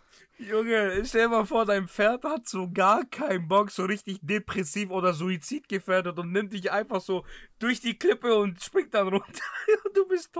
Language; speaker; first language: German; early bilingual, other home language; Greek